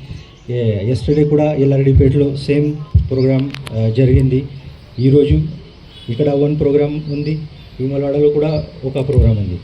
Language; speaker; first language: Telugu; non-native, learner; Hindi